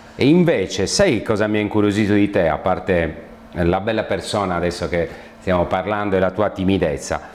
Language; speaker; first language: Italian; native; Italian